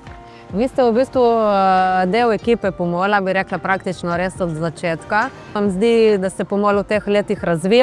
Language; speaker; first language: Slovenian; native; Slovenian